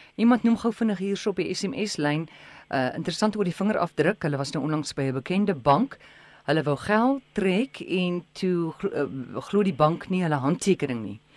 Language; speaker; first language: Afrikaans; native; Afrikaans